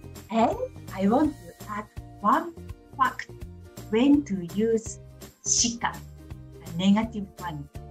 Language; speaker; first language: English; non-native, fluent; Japanese